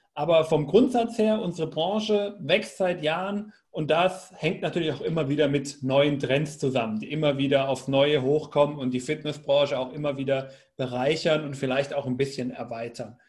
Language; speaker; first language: German; native; German